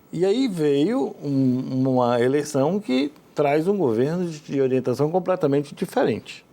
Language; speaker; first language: Portuguese; native; Portuguese